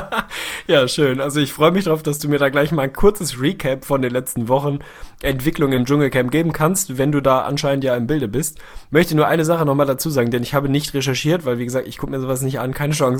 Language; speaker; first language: German; native; German